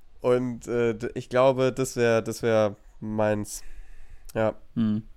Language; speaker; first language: German; native; German